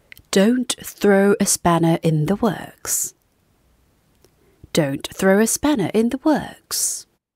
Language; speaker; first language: English; non-native, fluent; Korean